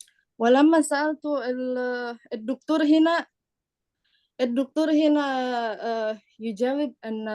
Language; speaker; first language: Arabic; non-native, learner; Indonesian